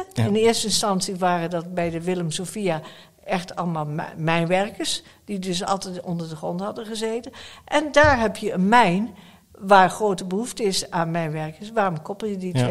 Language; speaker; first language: Dutch; native; Dutch